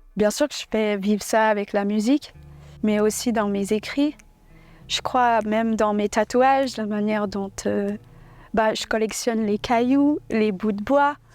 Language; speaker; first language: French; early bilingual, other home language; English